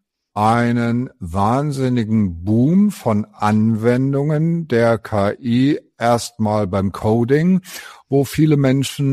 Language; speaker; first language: German; native; German